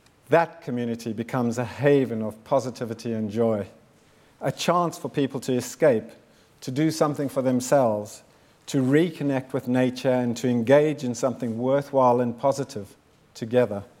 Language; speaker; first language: English; native; English